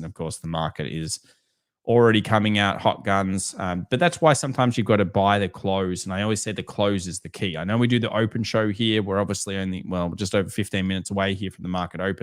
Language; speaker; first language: English; native; English